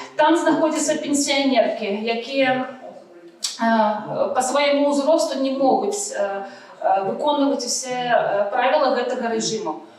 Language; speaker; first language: Belarusian; non-native, local second language; Russian